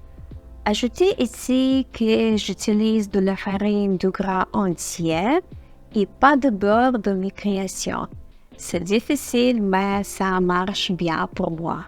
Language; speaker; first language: French; non-native, fluent; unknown